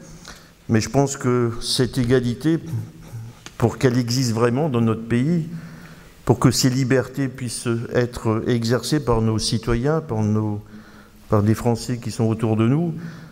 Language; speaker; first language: French; native; French